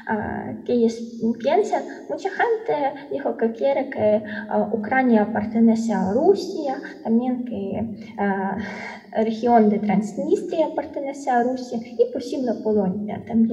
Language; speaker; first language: Spanish; non-native, fluent; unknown